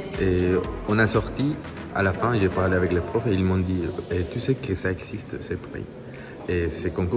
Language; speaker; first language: French; non-native, fluent; Spanish